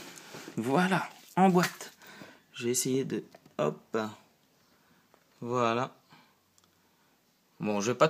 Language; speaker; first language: French; native; French